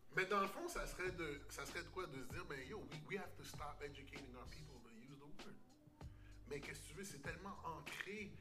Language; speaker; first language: French; native; French